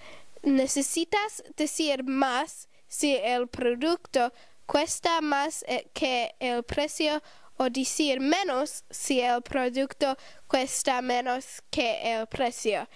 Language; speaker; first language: Spanish; non-native, learner; English